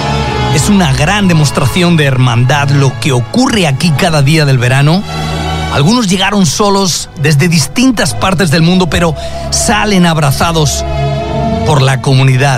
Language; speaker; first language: Spanish; native; Spanish